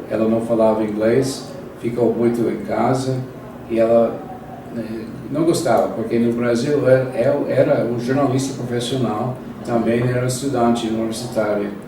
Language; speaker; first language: Portuguese; non-native, fluent; English